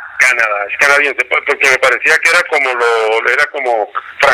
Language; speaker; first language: Spanish; native; Spanish